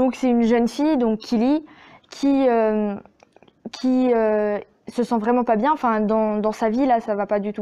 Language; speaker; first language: French; native; French